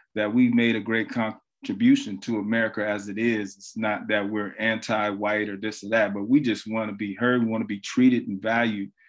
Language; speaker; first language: English; native; English